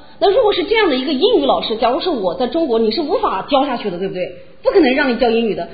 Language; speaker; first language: Chinese; native; Chinese